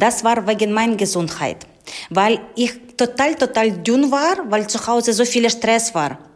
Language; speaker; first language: German; non-native, learner; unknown